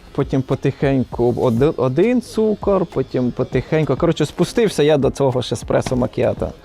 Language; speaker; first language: Ukrainian; native; Ukrainian